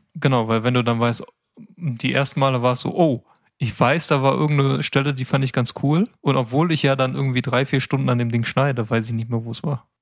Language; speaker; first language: German; native; German